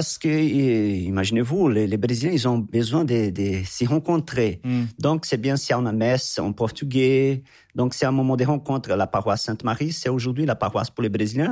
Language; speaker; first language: French; non-native, fluent; Portuguese